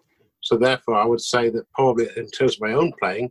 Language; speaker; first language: English; native; English